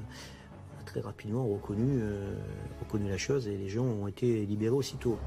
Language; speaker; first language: French; native; French